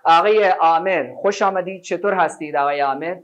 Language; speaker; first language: Persian; non-native, fluent; Urdu